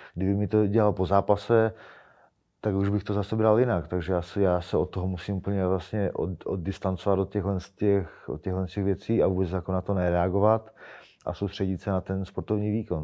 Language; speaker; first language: Czech; native; Czech